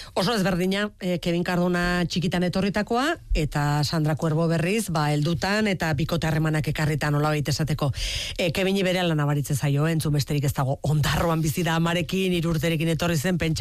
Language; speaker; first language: Basque; native; Basque